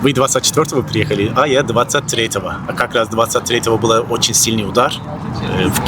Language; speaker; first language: Russian; non-native, learner; Turkish